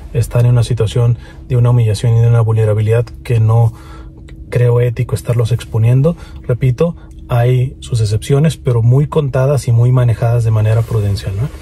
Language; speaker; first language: Spanish; native; Spanish